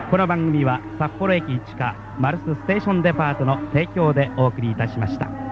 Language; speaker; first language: Japanese; native; Japanese